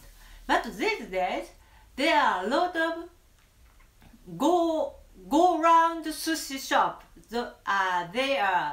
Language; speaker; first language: English; non-native, learner; Japanese